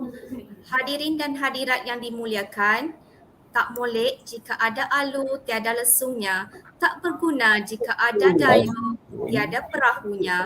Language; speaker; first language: Malay; native; Malay